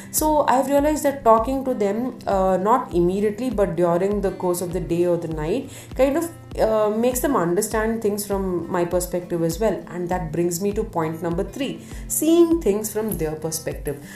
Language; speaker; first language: English; non-native, local second language; Tamil